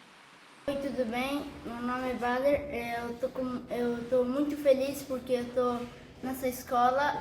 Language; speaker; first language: Portuguese; early bilingual, heritage; Arabic